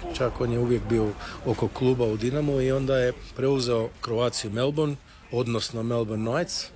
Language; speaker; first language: Croatian; early bilingual, heritage; Croatian